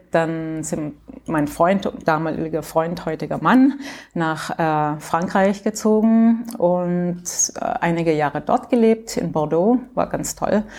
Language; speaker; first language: German; early bilingual, heritage; English